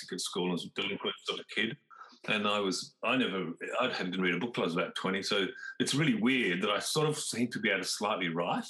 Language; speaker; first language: English; native; English